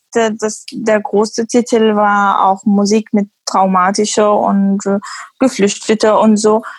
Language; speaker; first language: German; non-native, fluent; Arabic